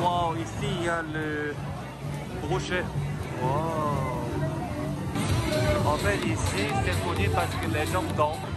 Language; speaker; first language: French; non-native, fluent; Korean